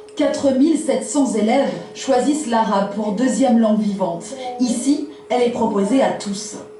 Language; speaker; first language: French; native; French